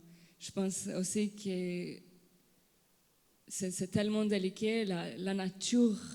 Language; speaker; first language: French; non-native, learner; Portuguese